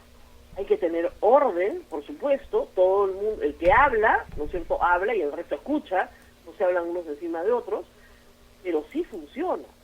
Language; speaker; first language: Spanish; native; Spanish